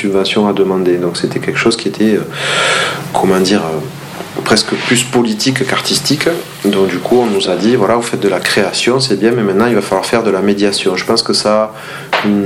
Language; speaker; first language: French; native; French